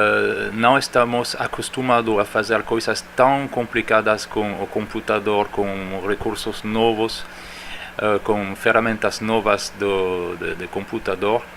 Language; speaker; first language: Portuguese; non-native, fluent; French